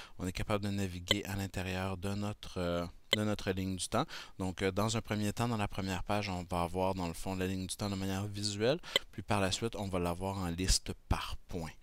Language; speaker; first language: French; native; French